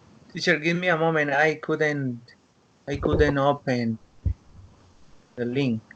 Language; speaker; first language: English; non-native, learner; Spanish